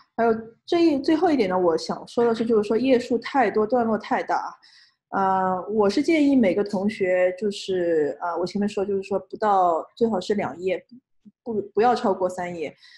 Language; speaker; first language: Chinese; native; Chinese